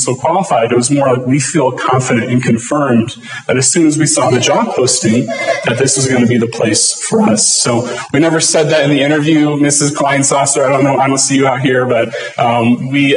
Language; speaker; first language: English; native; English